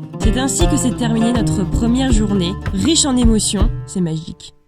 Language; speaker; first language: French; native; French